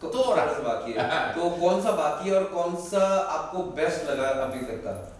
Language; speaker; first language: Hindi; native; Hindi